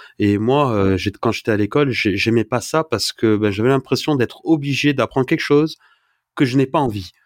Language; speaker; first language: French; early bilingual, other home language; Arabic